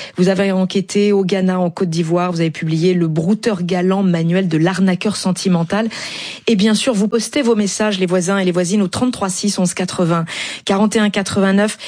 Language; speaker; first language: French; native; French